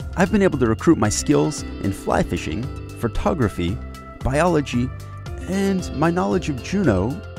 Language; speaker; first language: English; native; English